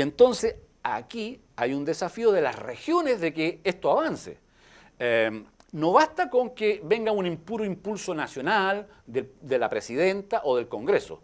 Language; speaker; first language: Spanish; native; Spanish